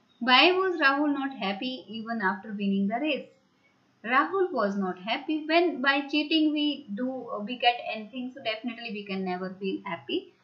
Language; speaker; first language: English; non-native, local second language; Hindi